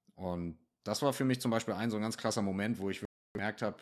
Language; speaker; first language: German; native; German